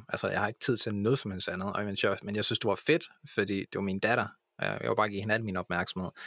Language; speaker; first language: Danish; early bilingual, other home language; English